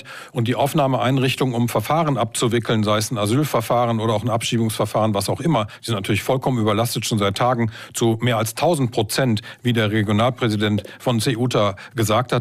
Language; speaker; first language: German; native; German